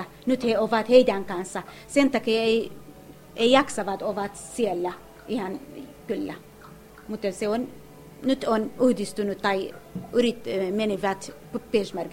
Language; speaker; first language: Finnish; non-native, learner; Kurdish